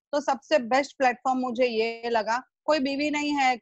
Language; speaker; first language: Hindi; non-native, local second language; Gujarati